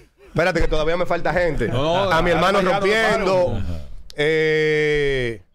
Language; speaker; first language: Spanish; native; Spanish